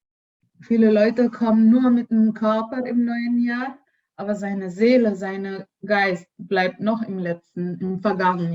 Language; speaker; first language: German; non-native, learner; Indonesian